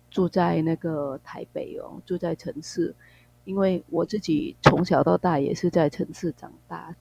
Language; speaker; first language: Chinese; non-native, fluent; Vietnamese